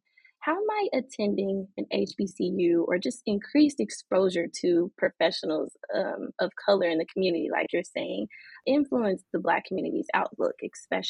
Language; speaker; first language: English; native; English